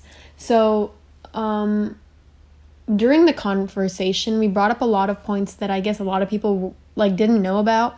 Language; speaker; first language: English; native; English